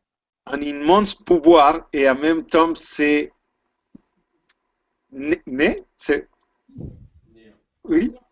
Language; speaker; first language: French; non-native, learner; Spanish